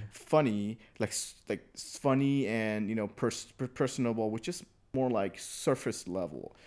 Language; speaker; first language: English; early bilingual, other home language; Burmese